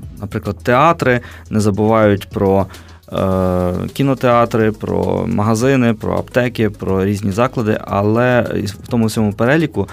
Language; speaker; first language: Ukrainian; native; Ukrainian